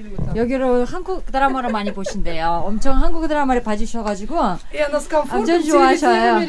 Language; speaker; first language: Korean; non-native, fluent; Uzbek